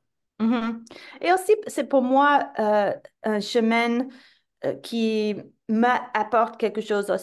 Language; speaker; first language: French; non-native, fluent; English